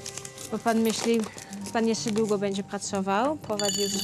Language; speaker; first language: Polish; early bilingual, heritage; Polish